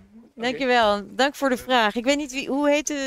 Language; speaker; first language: Dutch; native; Dutch